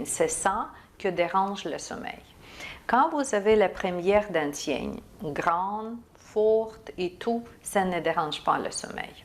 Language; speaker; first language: French; non-native, fluent; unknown